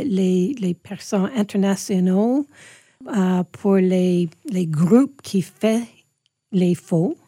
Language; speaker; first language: French; non-native, fluent; English